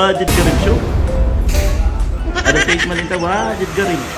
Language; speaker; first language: Arabic; non-native, learner; Filipino